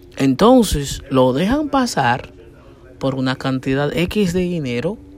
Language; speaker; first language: Spanish; non-native, fluent; Haitian Creole